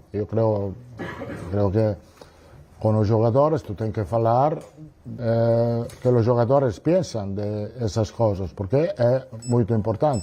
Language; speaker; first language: Spanish; non-native, learner; Italian